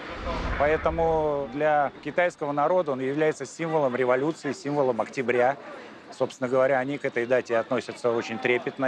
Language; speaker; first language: Russian; native; Russian